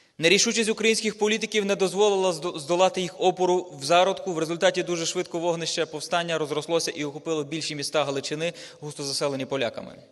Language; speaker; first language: Ukrainian; native; Ukrainian